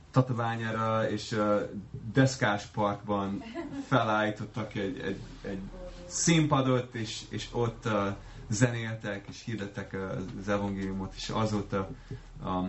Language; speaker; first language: Hungarian; non-native, fluent; English